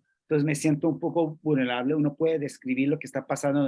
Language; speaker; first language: Spanish; non-native, fluent; English